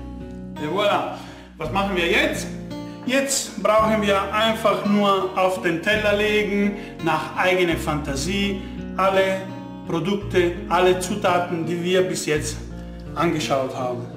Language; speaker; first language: German; non-native, fluent; Italian